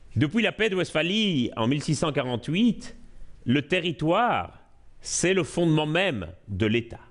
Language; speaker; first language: French; native; French